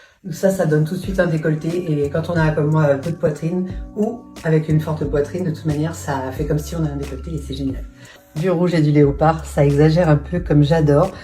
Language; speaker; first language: French; native; French